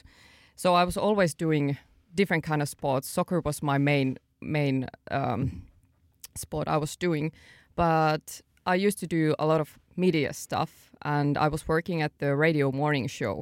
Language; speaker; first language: English; non-native, fluent; Finnish